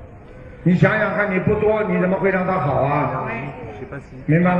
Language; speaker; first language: Chinese; native; Chinese